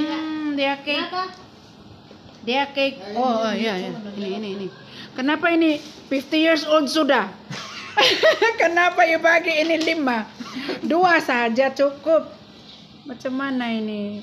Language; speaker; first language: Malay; non-native, learner; Cebuano